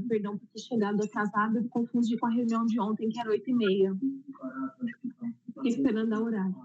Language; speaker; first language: Portuguese; native; Portuguese